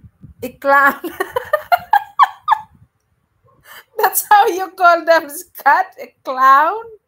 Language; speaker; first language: English; non-native, local second language; Filipino